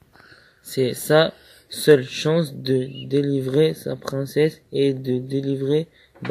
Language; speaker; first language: French; native; French